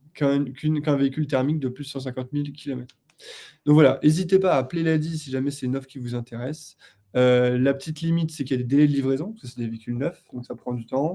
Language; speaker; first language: French; native; French